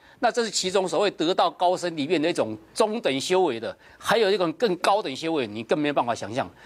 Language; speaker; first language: Chinese; native; Chinese